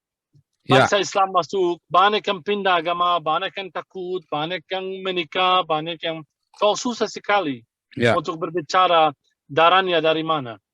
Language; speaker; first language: Indonesian; non-native, fluent; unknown